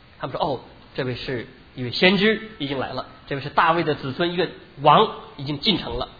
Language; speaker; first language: Chinese; native; Chinese